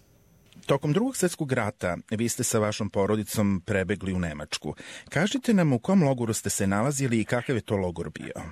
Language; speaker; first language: Croatian; native; Croatian